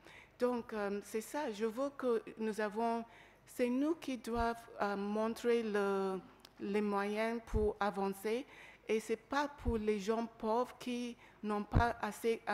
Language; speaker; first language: French; non-native, learner; English